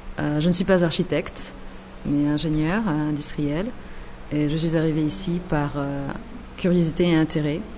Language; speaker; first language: French; non-native, fluent; Dutch